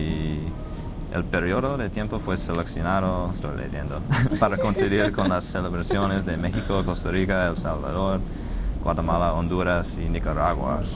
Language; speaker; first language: Spanish; non-native, fluent; English